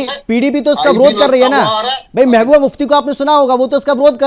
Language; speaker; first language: Hindi; native; Hindi